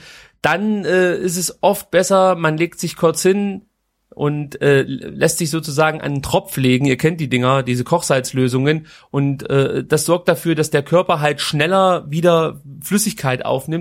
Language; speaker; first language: German; native; German